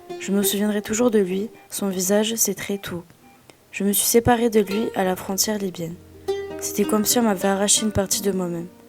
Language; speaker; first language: French; native; French